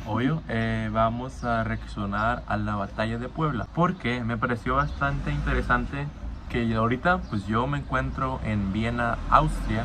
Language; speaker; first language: Spanish; native; Spanish